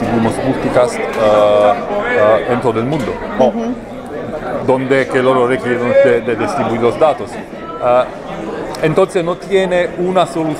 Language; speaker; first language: Spanish; non-native, learner; Italian